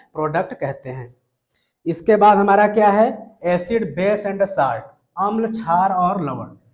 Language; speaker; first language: Hindi; native; Hindi